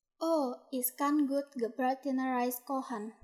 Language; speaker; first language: German; non-native, learner; Indonesian